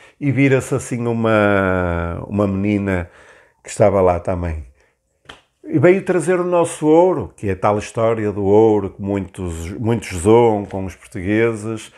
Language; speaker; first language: Portuguese; native; Portuguese